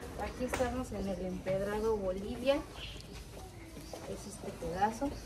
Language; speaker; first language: Spanish; native; Spanish